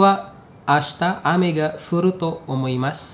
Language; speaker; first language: Japanese; non-native, fluent; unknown